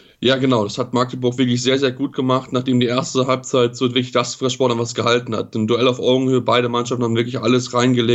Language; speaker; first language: German; native; German